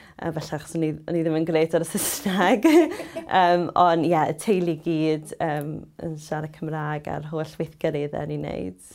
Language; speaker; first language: Welsh; native; Welsh